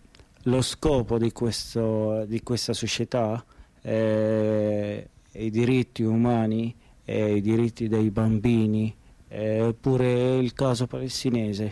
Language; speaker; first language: Italian; non-native, learner; Arabic